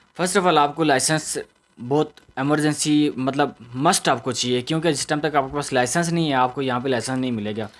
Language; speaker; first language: Urdu; non-native, local second language; Punjabi